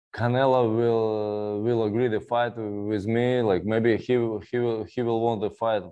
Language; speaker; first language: English; non-native, learner; Russian